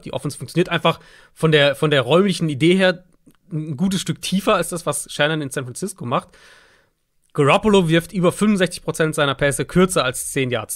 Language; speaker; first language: German; native; German